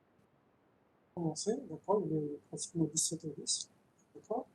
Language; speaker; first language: French; non-native, local second language; Arabic